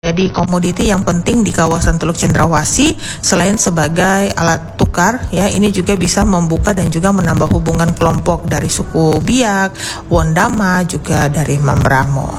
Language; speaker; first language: Indonesian; native; Indonesian